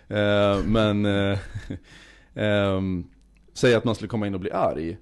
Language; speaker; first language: Swedish; native; Swedish